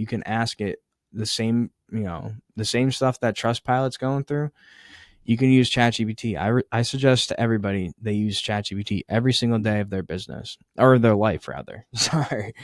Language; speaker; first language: English; native; English